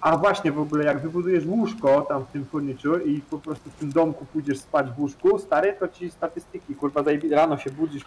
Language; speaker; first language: Polish; native; Polish